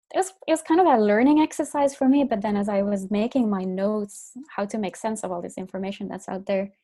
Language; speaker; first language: English; non-native, fluent; Finnish